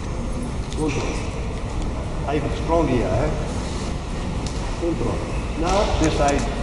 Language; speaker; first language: English; non-native, learner; Italian